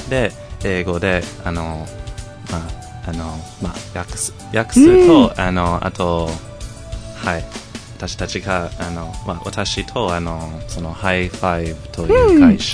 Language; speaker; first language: Japanese; non-native, fluent; English